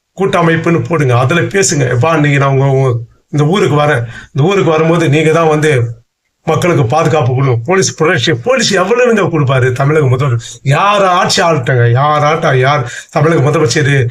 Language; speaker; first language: Tamil; native; Tamil